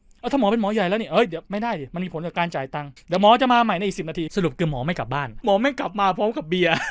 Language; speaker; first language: Thai; native; Thai